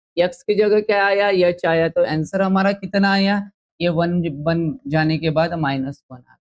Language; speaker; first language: Hindi; non-native, local second language; Marathi